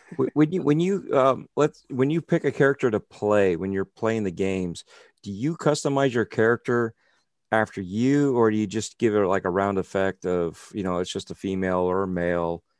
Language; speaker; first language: English; native; English